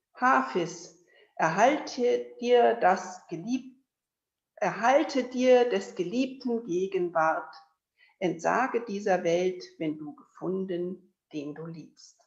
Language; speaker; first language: German; native; German